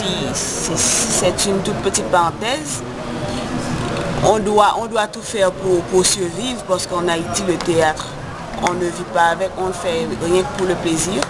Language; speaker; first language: French; non-native, local second language; Haitian Creole